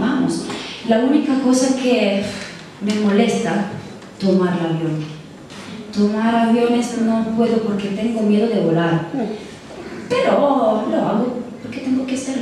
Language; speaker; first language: Spanish; non-native, learner; Italian